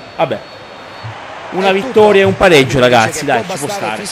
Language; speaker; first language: Italian; native; Italian